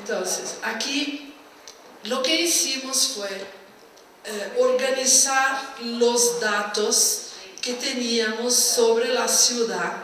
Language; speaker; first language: Spanish; non-native, fluent; Portuguese